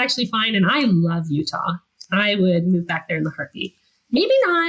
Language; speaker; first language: English; native; English